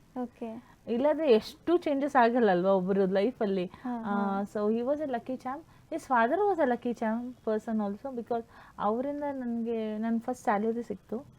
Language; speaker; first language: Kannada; non-native, learner; Hindi